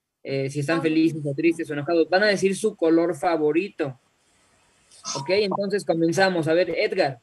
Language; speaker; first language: Spanish; native; Spanish